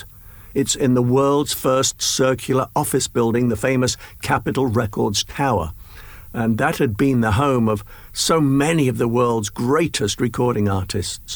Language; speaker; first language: English; native; English